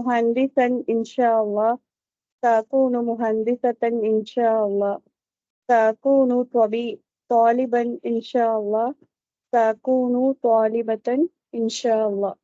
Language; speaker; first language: Arabic; non-native, learner; Tamil